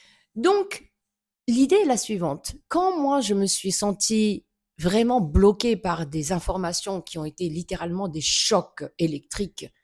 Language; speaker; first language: French; native; French